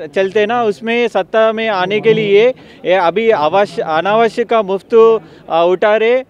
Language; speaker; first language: Hindi; non-native, local second language; Telugu